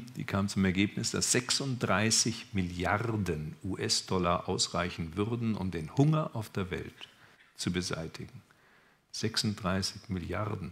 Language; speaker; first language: German; native; German